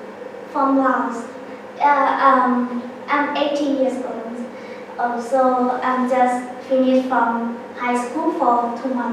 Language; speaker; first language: English; non-native, learner; Lao